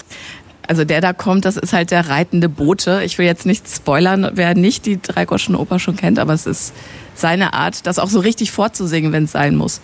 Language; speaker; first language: German; native; German